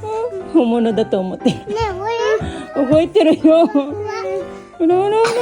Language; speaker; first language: Japanese; non-native, learner; Filipino